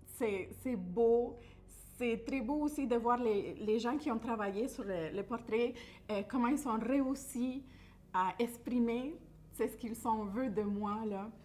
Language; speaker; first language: French; non-native, fluent; Spanish